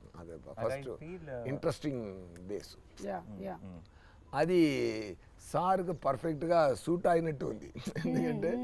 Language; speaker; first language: Telugu; non-native, learner; Tamil